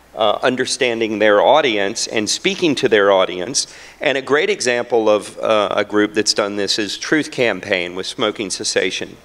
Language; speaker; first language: English; native; English